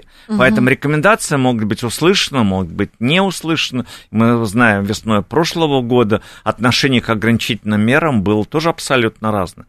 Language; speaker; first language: Russian; native; Russian